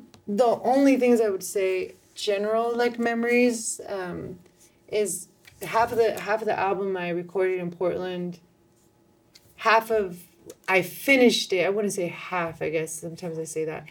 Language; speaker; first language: English; early bilingual, other home language; Spanish